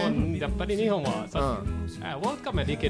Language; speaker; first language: Japanese; non-native, fluent; English